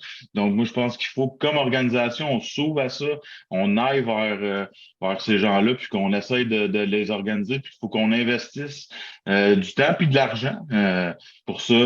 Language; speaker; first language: French; native; French